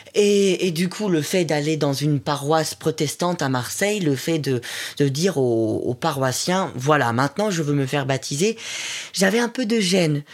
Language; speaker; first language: French; non-native, fluent; German